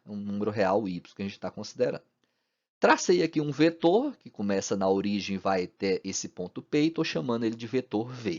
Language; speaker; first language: Portuguese; native; Portuguese